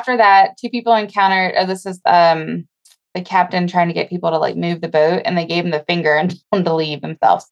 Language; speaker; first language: English; native; English